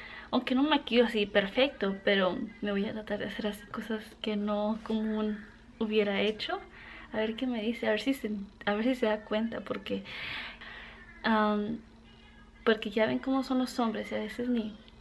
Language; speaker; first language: Spanish; native; Spanish